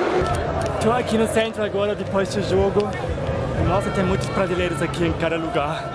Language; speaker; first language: Portuguese; non-native, fluent; German